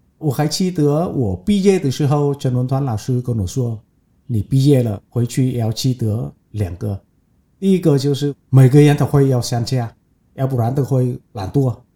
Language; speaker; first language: Chinese; non-native, fluent; Vietnamese